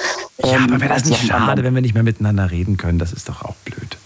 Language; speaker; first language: German; native; German